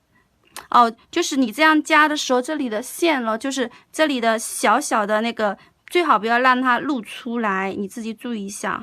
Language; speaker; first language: Chinese; native; Chinese